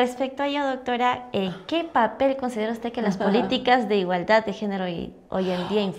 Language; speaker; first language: Spanish; native; Spanish